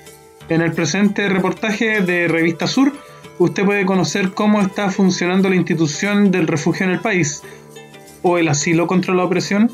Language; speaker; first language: Spanish; native; Spanish